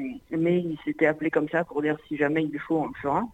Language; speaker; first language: French; native; French